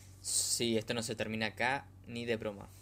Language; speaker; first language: Spanish; native; Spanish